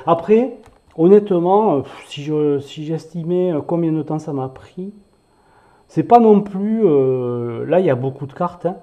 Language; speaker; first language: French; native; French